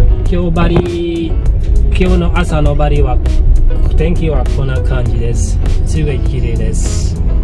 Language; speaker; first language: Japanese; non-native, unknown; Balinese